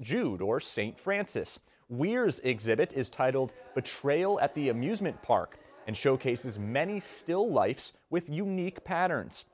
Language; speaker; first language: English; native; English